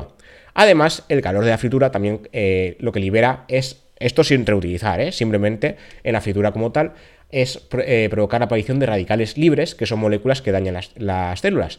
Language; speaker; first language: Spanish; native; Spanish